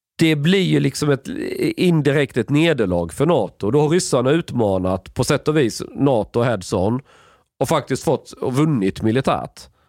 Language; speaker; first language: Swedish; native; Swedish